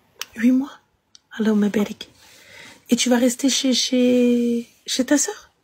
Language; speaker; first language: French; native; French